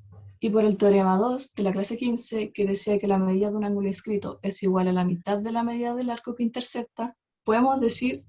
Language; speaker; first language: Spanish; native; Spanish